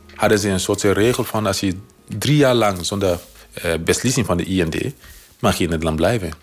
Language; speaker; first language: Dutch; non-native, fluent; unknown